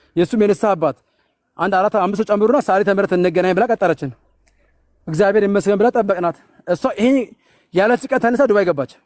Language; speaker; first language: Amharic; non-native, local second language; Sebat Bet Gurage